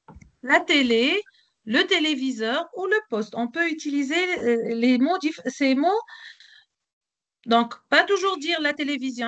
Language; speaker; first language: French; non-native, local second language; Arabic